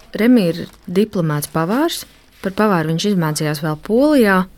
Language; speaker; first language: Latvian; native; Latvian